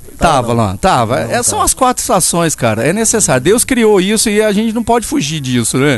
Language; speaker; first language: Portuguese; native; Portuguese